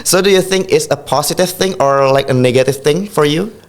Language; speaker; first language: English; non-native, fluent; Indonesian